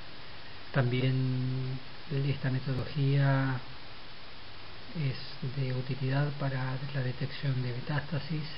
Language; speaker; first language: Spanish; native; Spanish